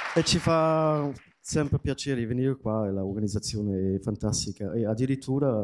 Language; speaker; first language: Italian; non-native, fluent; German